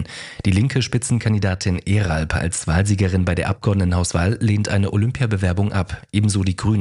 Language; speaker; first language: German; native; German